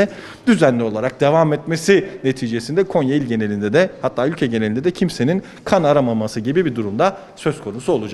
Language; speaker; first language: Turkish; native; Turkish